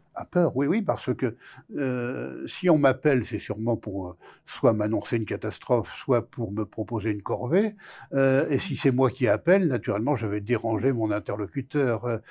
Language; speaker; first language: French; native; French